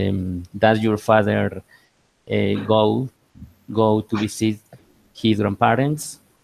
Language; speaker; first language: English; non-native, learner; Spanish